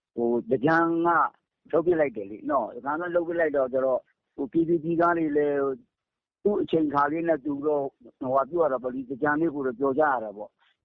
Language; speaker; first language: Burmese; native; Burmese